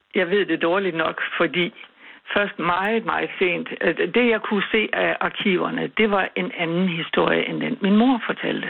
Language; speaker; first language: Danish; native; Danish